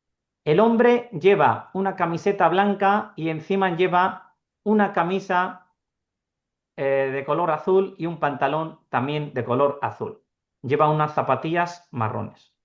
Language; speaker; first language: Spanish; non-native, fluent; Urdu